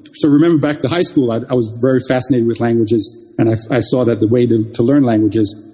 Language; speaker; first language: English; early bilingual, other home language; Jamaican Creole English